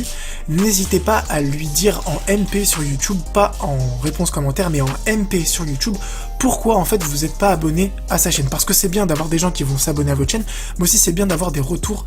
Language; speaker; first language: French; native; French